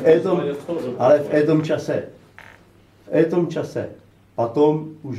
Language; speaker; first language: Russian; non-native, learner; Czech